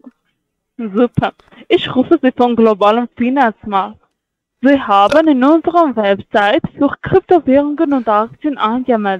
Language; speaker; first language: German; non-native, learner; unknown